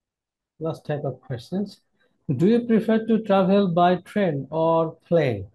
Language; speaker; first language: English; non-native, fluent; Bangla